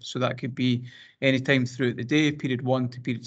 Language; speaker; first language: English; native; English